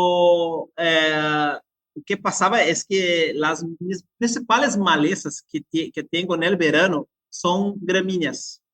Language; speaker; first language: Spanish; non-native, fluent; Portuguese